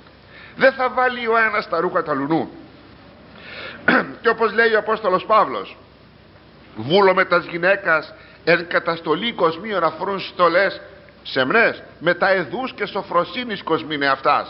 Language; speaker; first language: Greek; native; Greek